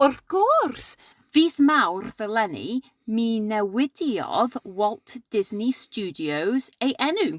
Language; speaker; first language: Welsh; non-native, learner; English